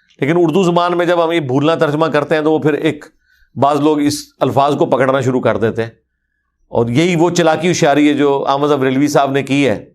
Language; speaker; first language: Urdu; non-native, local second language; Punjabi